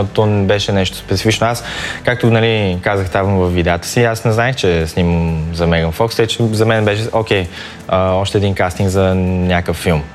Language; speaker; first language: Bulgarian; early bilingual, other home language; Chinese